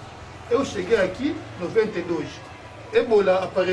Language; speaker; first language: Portuguese; non-native, learner; Lingala